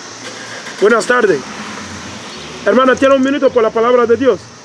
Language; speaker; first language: Spanish; non-native, learner; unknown